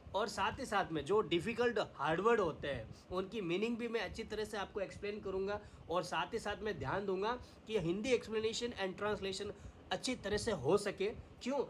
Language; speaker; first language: Hindi; native; Hindi